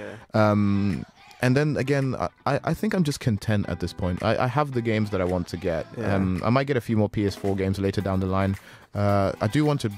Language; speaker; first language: English; native; English